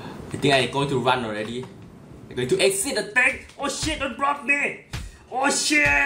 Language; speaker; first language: English; non-native, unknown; Thai